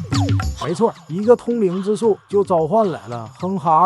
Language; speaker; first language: Chinese; native; Chinese